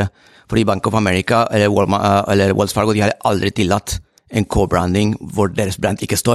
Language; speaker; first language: Norwegian; non-native, fluent; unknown